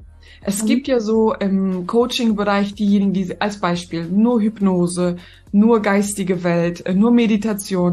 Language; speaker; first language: German; native; German